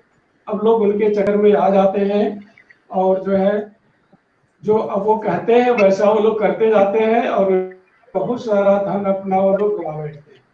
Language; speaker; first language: Hindi; native; Hindi